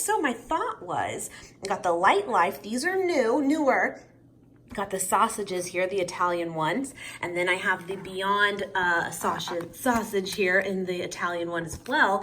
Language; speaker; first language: English; native; English